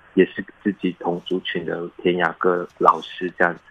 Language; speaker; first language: Chinese; non-native, local second language; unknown